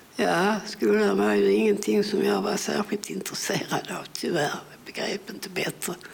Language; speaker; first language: Swedish; early bilingual, other home language; English